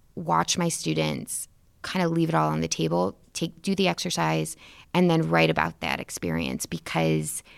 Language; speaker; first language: English; native; English